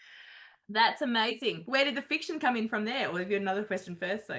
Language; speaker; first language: English; native; English